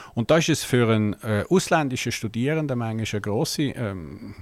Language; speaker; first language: German; native; German